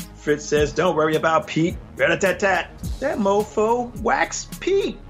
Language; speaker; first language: English; native; English